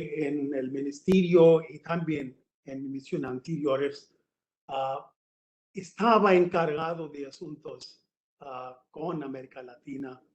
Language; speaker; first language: Spanish; non-native, fluent; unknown